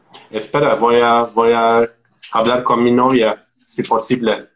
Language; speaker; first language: Spanish; non-native, learner; Turkish